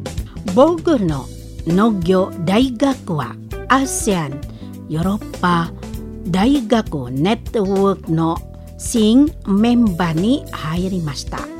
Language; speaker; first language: Japanese; non-native, learner; Indonesian